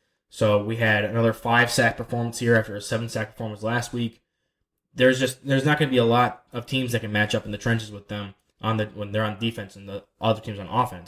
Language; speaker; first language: English; native; English